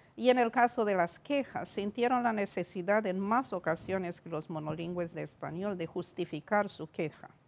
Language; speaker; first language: Spanish; non-native, fluent; Romanian